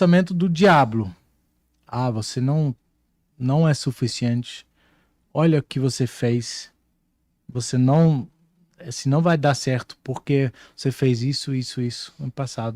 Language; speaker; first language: Portuguese; non-native, fluent; Dutch